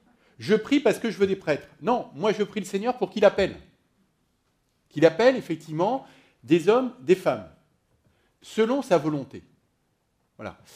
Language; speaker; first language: French; native; French